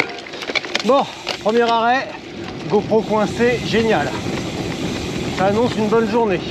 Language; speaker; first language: French; native; French